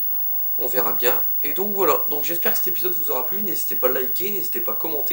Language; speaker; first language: French; native; French